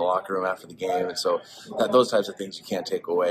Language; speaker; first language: English; native; English